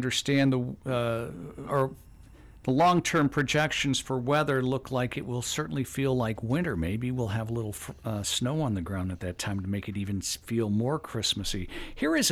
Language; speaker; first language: English; native; English